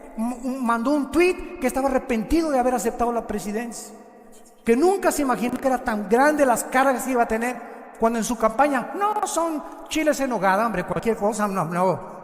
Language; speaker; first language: Spanish; native; Spanish